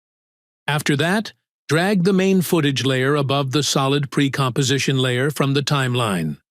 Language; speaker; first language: English; non-native, local second language; Bangla